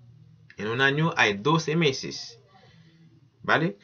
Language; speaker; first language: Spanish; non-native, learner; Haitian Creole